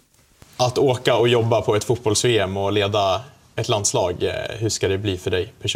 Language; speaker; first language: Swedish; native; Swedish